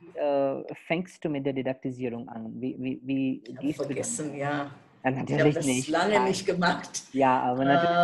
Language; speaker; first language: German; non-native, fluent; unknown